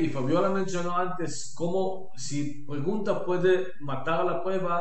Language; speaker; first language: Spanish; non-native, learner; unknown